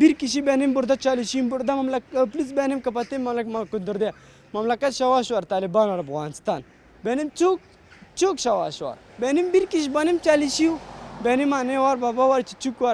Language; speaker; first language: Turkish; non-native, learner; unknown